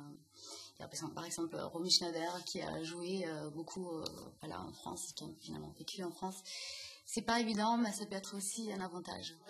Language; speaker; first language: French; non-native, fluent; German